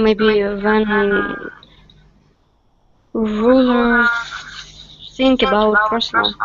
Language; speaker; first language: English; non-native, learner; Russian